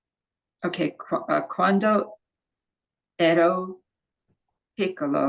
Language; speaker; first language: Italian; non-native, learner; English